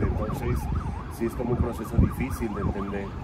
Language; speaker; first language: Spanish; native; Spanish